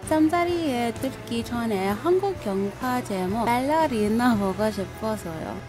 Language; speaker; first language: Korean; non-native, learner; English